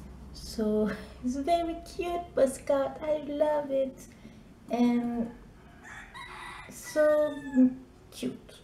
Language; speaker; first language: English; non-native, learner; French